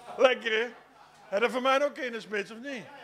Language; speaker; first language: Dutch; native; Dutch